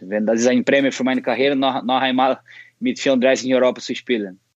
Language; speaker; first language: German; non-native, fluent; Portuguese